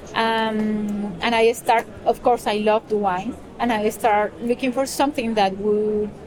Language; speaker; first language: English; non-native, fluent; Spanish